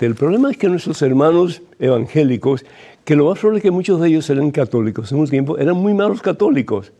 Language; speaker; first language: Spanish; native; Spanish